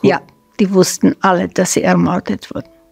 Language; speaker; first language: German; non-native, fluent; Slovak